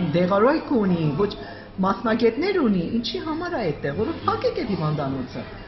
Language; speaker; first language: Armenian; early bilingual, heritage; Armenian